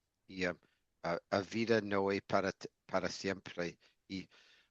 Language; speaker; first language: Portuguese; non-native, learner; English